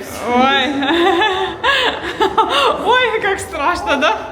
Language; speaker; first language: Russian; native; Russian